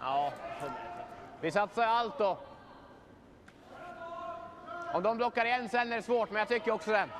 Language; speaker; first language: Swedish; native; Swedish